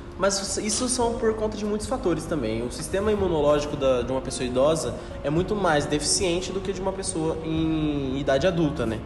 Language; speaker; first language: Portuguese; native; Portuguese